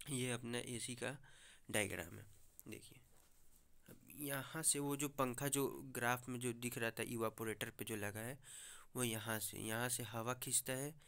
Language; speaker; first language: Hindi; native; Hindi